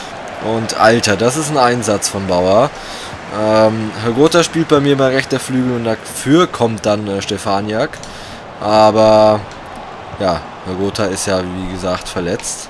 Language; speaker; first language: German; native; German